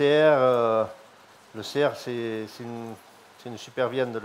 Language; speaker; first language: French; native; French